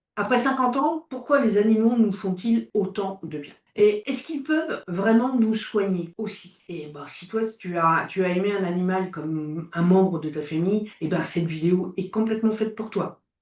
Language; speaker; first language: French; native; French